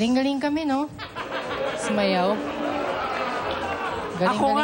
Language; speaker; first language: Filipino; non-native, learner; Japanese